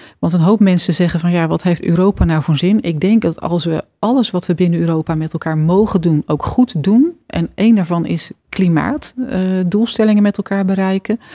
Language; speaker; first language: Dutch; native; Dutch